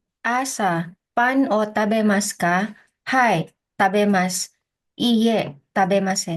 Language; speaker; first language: Japanese; non-native, learner; Filipino